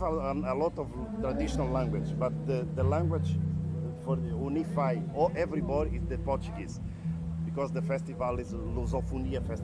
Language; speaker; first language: English; non-native, learner; Portuguese